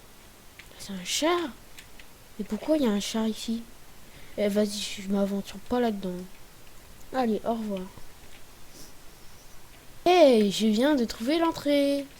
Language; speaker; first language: French; native; French